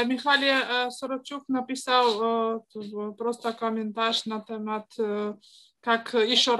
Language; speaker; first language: Ukrainian; non-native, learner; Polish